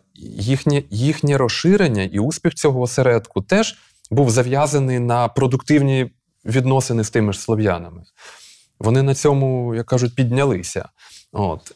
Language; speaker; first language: Ukrainian; native; Ukrainian